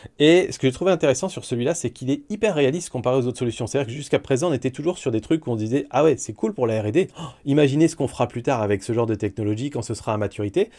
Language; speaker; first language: French; native; French